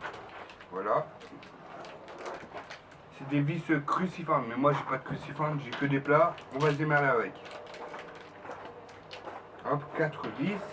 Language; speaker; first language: French; native; French